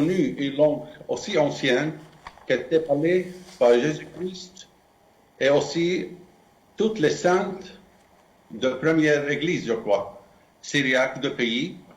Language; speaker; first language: French; non-native, fluent; Arabic